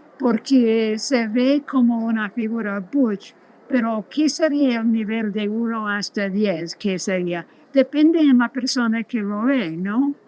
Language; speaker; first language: Spanish; non-native, fluent; English